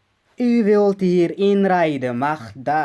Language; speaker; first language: Dutch; non-native, learner; Tigrinya